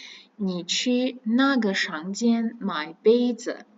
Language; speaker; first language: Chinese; non-native, fluent; Kazakh